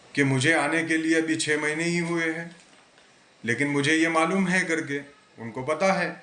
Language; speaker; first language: Hindi; non-native, local second language; Marathi